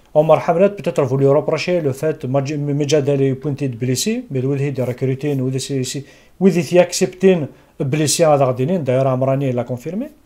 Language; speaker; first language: French; non-native, local second language; Kabyle